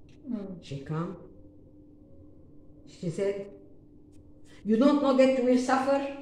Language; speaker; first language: English; non-native, learner; Arabic